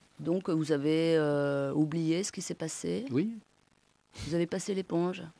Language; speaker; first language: French; native; French